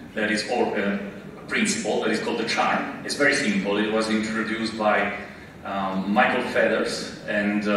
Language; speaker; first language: English; non-native, fluent; Italian